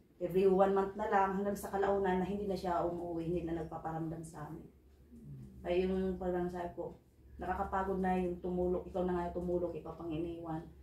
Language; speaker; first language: Filipino; native; Filipino